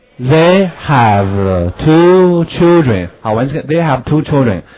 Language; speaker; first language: English; non-native, fluent; Chinese